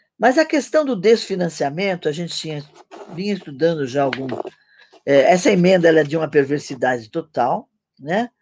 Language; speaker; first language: Portuguese; native; Portuguese